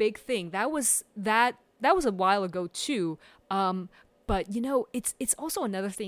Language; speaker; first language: English; early bilingual, other home language; Chinese